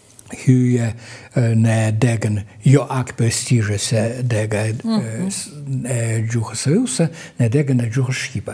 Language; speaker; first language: Albanian; non-native, fluent; Russian